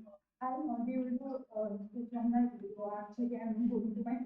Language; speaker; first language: English; non-native, fluent; Hindi